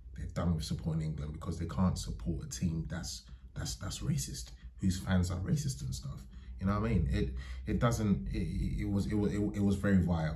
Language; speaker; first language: English; native; English